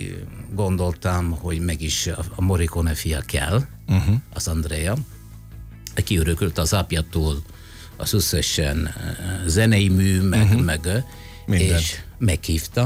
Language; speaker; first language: Hungarian; non-native, fluent; Italian